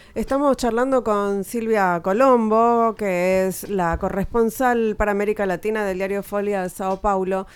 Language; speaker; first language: Spanish; native; Spanish